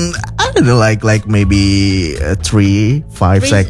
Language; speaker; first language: English; non-native, learner; Indonesian